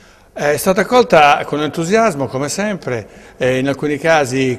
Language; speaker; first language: Italian; native; Italian